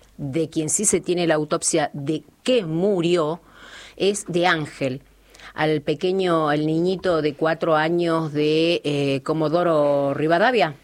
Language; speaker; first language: Spanish; native; Spanish